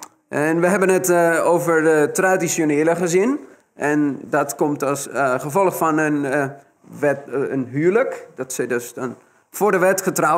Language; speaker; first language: Dutch; non-native, fluent; Spanish